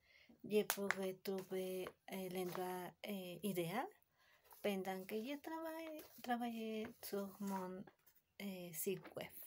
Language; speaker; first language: French; non-native, learner; Spanish